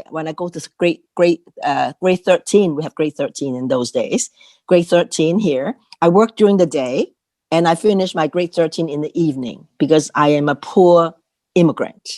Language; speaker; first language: English; non-native, local second language; Cantonese